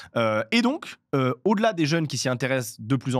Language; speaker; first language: French; native; French